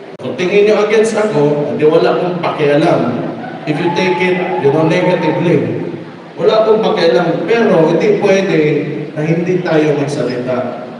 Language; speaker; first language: Filipino; non-native, local second language; Cebuano